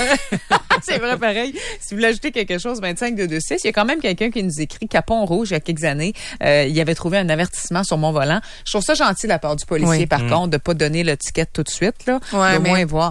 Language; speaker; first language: French; native; French